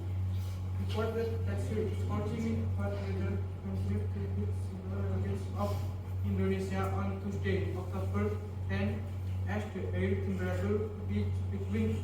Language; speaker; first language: English; non-native, learner; Indonesian